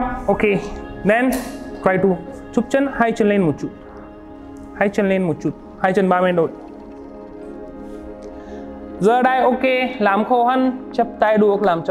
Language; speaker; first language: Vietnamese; non-native, learner; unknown